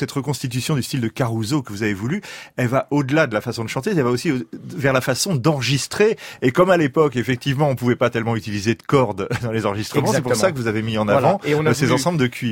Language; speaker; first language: French; native; French